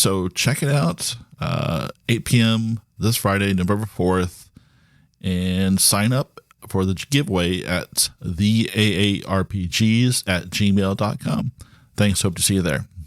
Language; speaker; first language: English; native; English